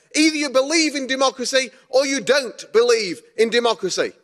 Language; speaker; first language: English; native; English